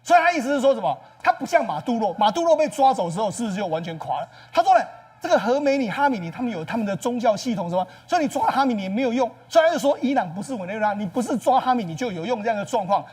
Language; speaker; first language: Chinese; native; Chinese